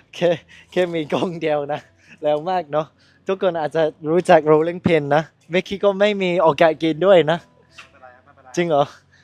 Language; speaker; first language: Thai; non-native, learner; Cantonese